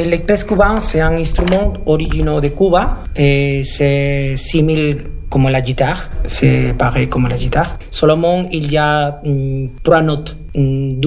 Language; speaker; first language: French; non-native, learner; Spanish